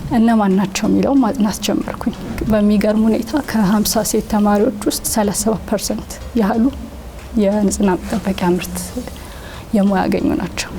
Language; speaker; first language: Amharic; native; Amharic